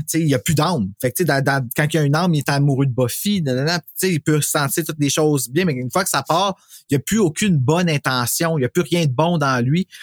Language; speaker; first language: French; native; French